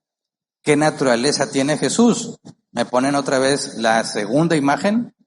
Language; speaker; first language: Spanish; native; Spanish